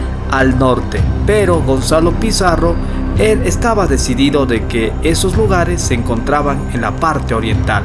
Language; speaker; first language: Spanish; native; Spanish